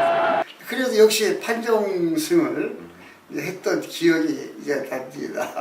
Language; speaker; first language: Korean; native; Korean